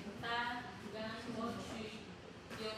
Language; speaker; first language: Chinese; non-native, learner; Filipino